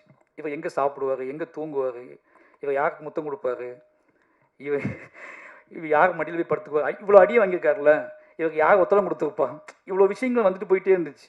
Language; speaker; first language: Tamil; native; Tamil